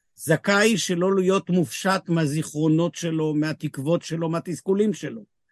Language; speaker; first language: Hebrew; native; Hebrew